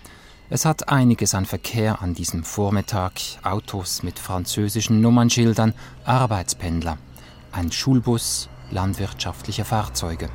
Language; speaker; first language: German; native; German